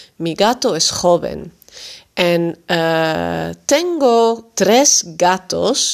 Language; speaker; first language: Spanish; non-native, fluent; Dutch